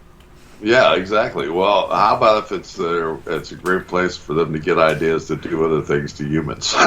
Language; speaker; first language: English; native; English